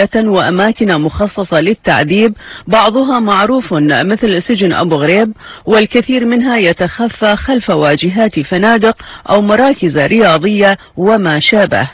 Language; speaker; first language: Arabic; native; Arabic